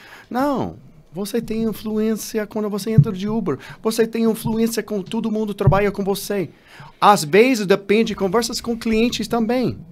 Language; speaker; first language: Portuguese; non-native, learner; English